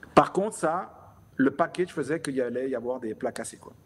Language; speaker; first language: French; native; French